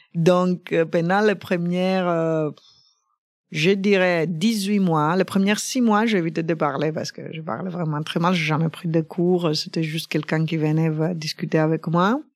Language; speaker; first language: French; non-native, fluent; Greek